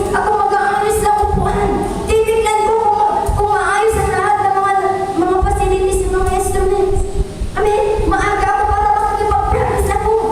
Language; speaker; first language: Filipino; native; Filipino